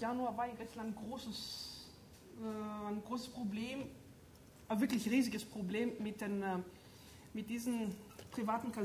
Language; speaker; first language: German; non-native, fluent; Greek